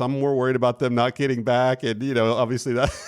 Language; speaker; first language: English; native; English